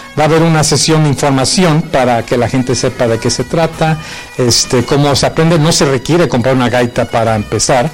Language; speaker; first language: Spanish; early bilingual, heritage; Spanish